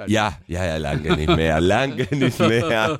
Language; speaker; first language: German; non-native, fluent; Spanish